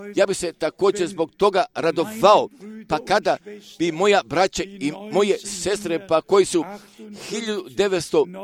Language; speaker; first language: Croatian; early bilingual, heritage; Croatian